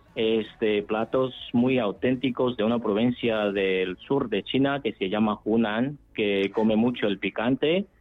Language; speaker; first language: Spanish; non-native, fluent; Chinese